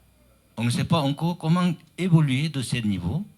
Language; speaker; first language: French; non-native, learner; Chinese